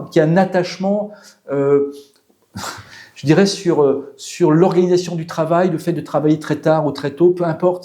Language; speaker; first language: French; native; French